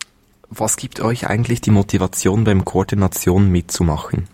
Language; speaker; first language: German; native; German